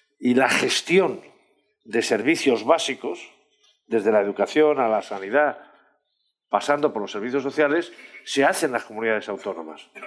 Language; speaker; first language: Spanish; native; Spanish